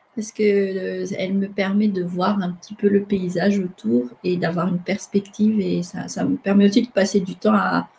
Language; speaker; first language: French; non-native, local second language; Malagasy